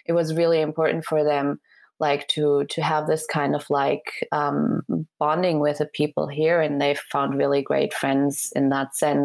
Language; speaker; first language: English; non-native, fluent; Serbian